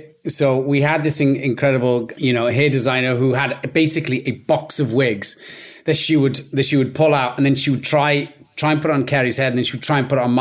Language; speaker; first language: English; non-native, local second language; Welsh